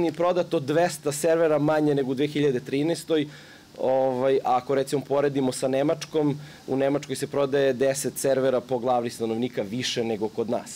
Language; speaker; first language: Serbian; native; Serbian